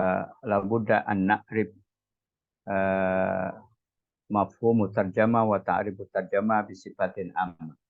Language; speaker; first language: Arabic; non-native, fluent; Indonesian